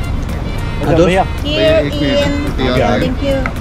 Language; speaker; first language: English; non-native, learner; Filipino